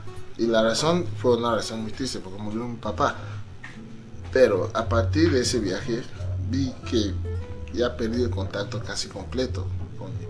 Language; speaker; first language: Spanish; non-native, fluent; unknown